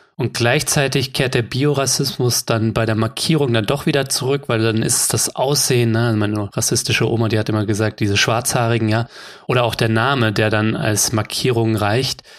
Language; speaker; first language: German; native; German